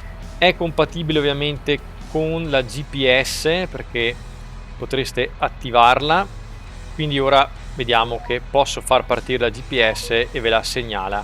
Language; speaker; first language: Italian; native; Italian